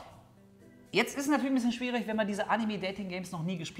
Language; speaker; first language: German; native; German